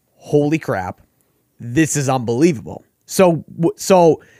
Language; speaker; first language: English; native; English